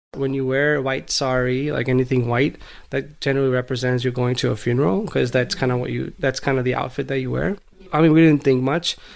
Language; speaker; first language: English; non-native, local second language; Gujarati